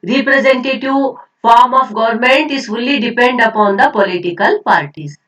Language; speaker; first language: English; non-native, local second language; Kannada